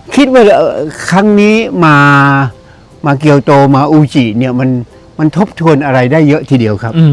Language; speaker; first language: Thai; native; Thai